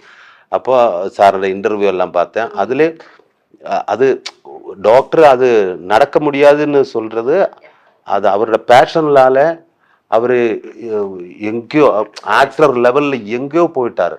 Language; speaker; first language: Tamil; non-native, learner; Malayalam